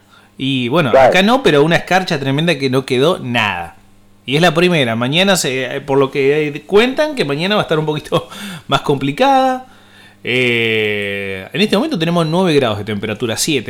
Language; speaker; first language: Spanish; native; Spanish